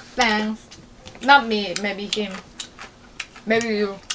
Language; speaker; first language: English; non-native, learner; Korean